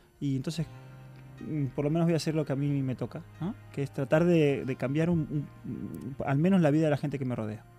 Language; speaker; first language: Spanish; native; Spanish